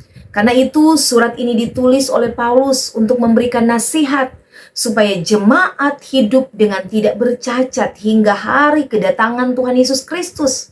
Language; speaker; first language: Indonesian; native; Indonesian